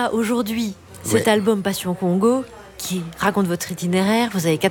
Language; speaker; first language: French; native; French